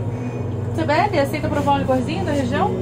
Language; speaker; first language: Portuguese; native; Portuguese